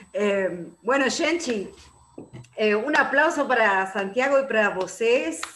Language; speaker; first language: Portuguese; non-native, learner; Spanish